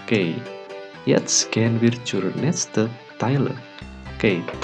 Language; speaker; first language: German; non-native, learner; Indonesian